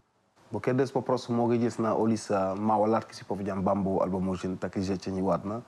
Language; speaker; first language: Polish; non-native, learner; Wolof